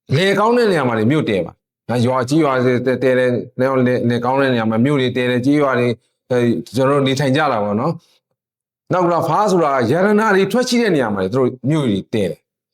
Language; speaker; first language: Burmese; non-native, local second language; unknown